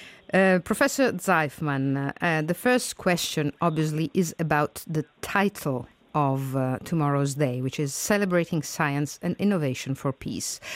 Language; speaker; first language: English; non-native, fluent; Italian